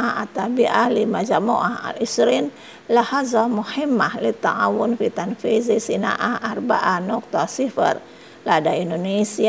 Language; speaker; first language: Arabic; non-native, fluent; Indonesian